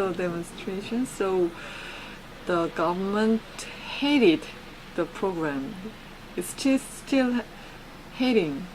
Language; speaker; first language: English; non-native, learner; Korean